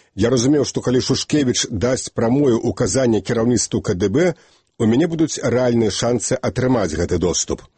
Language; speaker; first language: Belarusian; native; Belarusian